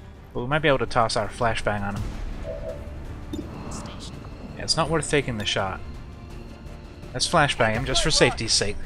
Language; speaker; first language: English; native; English